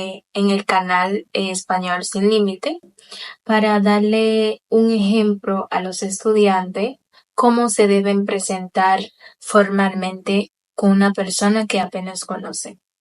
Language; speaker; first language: Spanish; non-native, local second language; Haitian Creole